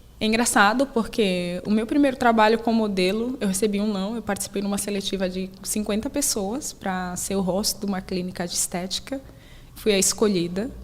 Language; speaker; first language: Portuguese; native; Portuguese